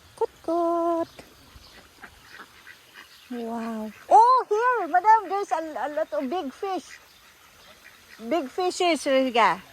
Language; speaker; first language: English; non-native, learner; Filipino